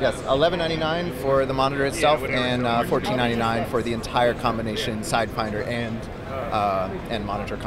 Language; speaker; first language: English; native; English